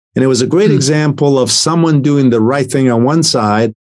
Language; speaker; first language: English; non-native, fluent; Italian